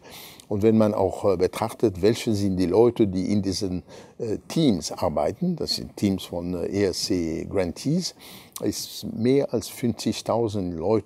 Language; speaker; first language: German; non-native, fluent; French